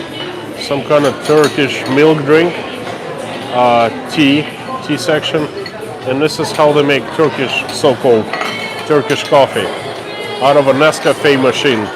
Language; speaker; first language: English; non-native, fluent; Russian